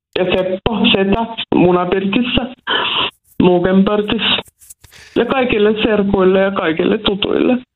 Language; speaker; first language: Finnish; non-native, local second language; Swedish